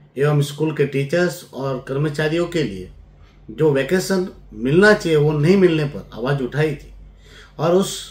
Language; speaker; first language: Hindi; non-native, local second language; Gujarati